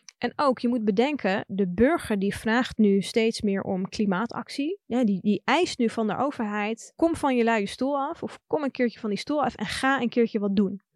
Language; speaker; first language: Dutch; early bilingual, other home language; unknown